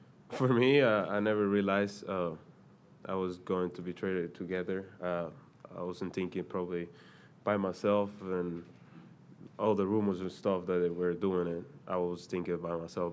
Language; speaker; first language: English; non-native, fluent; Spanish